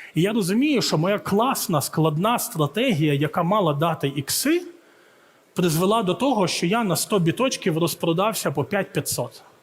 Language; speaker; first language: Ukrainian; early bilingual, heritage; Ukrainian